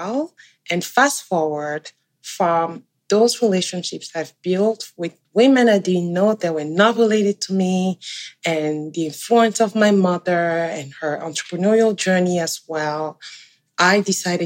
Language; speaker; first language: English; non-native, local second language; French